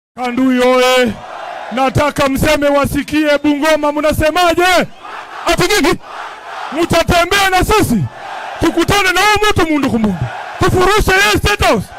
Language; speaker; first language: Swahili; non-native, local second language; Luyia